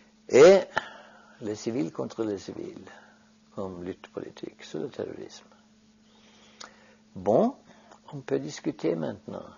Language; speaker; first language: French; non-native, fluent; Norwegian